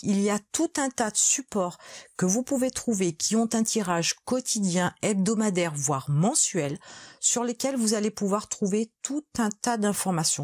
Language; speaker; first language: French; native; French